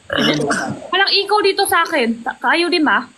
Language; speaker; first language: Filipino; non-native, learner; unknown